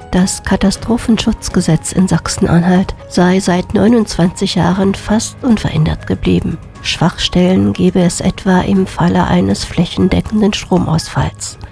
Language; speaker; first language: German; native; German